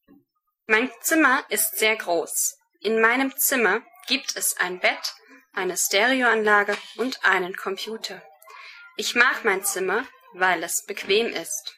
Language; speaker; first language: German; non-native, learner; English